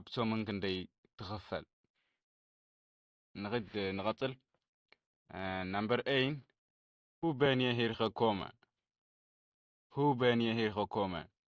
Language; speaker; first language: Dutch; non-native, learner; Tigrinya